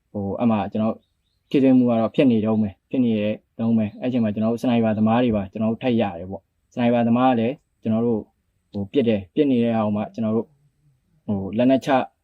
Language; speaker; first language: Burmese; native; Burmese